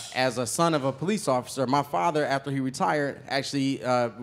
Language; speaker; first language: English; native; English